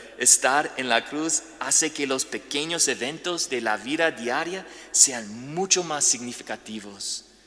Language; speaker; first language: Spanish; non-native, fluent; English